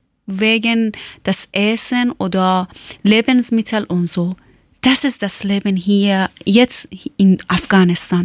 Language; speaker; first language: German; non-native, learner; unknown